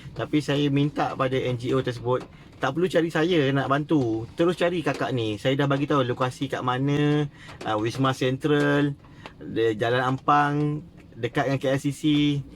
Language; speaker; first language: Malay; native; Malay